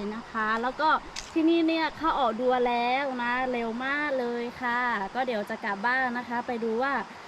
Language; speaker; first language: Thai; non-native, local second language; Lahu